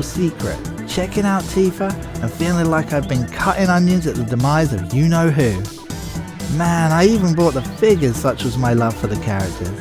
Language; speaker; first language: English; native; English